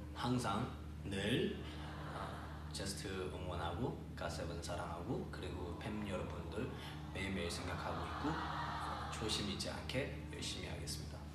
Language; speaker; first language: Korean; non-native, fluent; Cantonese